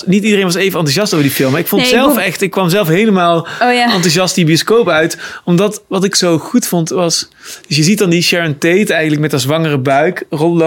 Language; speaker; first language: Dutch; native; Dutch